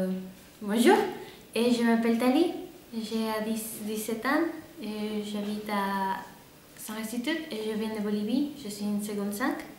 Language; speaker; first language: French; non-native, fluent; Spanish